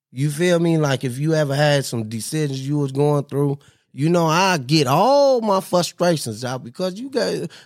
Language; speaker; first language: English; native; English